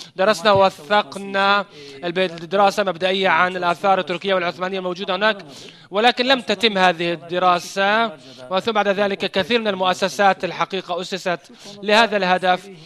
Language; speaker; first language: Arabic; non-native, fluent; Turkish